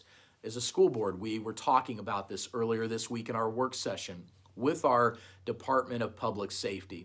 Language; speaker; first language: English; native; English